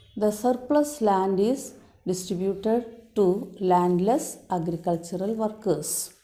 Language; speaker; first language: English; non-native, local second language; Malayalam